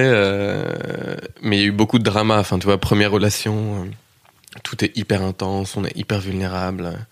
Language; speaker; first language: French; early bilingual, heritage; French